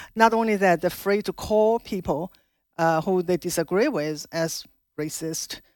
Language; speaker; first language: English; non-native, fluent; Chinese